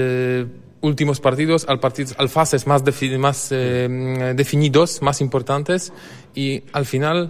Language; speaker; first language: Spanish; non-native, fluent; Polish